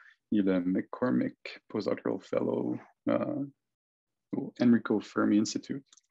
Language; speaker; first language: French; native; French